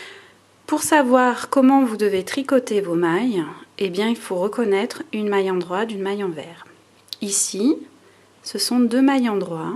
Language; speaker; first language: French; native; French